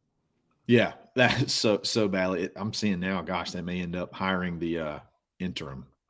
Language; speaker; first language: English; native; English